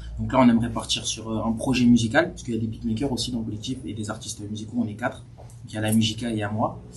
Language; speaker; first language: French; early bilingual, other home language; Kabyle